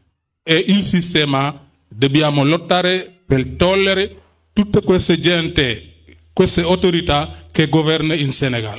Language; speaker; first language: Italian; non-native, fluent; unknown